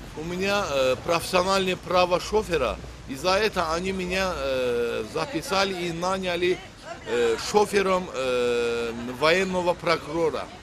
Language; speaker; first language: Russian; non-native, local second language; Azerbaijani